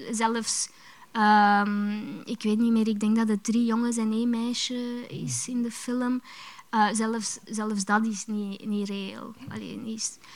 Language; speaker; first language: Dutch; early bilingual, other home language; Romanian